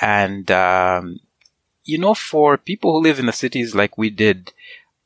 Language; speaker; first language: English; non-native, local second language; Nyanja